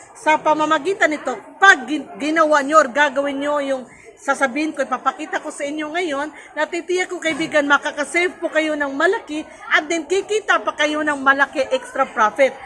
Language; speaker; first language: Filipino; non-native, local second language; Cebuano